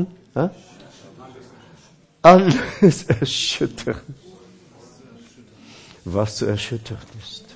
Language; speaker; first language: German; non-native, fluent; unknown